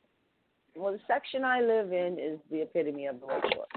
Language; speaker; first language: English; native; English